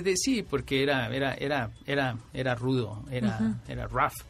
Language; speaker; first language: Spanish; native; Spanish